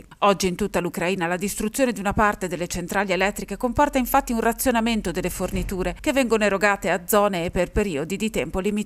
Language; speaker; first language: Italian; native; Italian